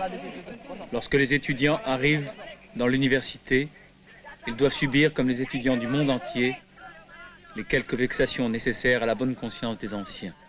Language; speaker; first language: French; native; French